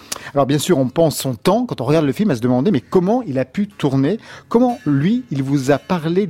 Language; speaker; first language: French; native; French